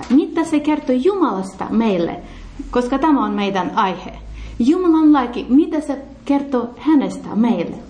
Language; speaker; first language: Finnish; non-native, learner; Russian